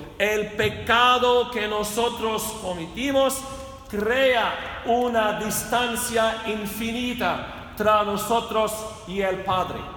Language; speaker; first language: Spanish; non-native, fluent; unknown